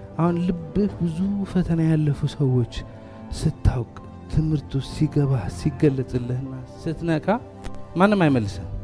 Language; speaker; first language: Amharic; early bilingual, heritage; Amharic